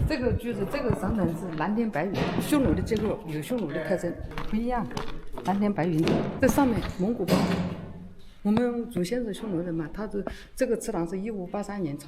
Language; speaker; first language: Chinese; native; Chinese